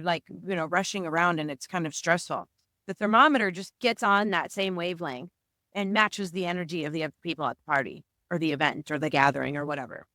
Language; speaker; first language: English; native; English